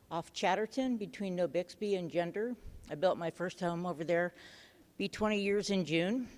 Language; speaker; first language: English; native; English